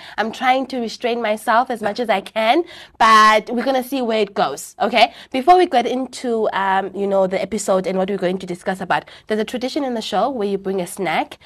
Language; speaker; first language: English; non-native, local second language; Xhosa